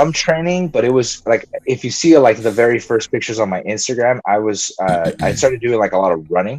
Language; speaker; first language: English; early bilingual, other home language; Spanish